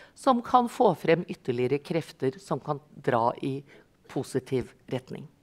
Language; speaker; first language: Norwegian; native; Norwegian